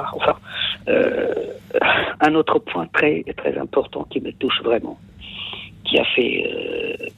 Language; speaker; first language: French; non-native, local second language; Kabyle